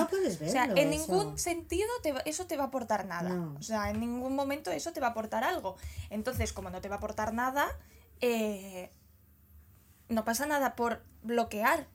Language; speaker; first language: Spanish; native; Spanish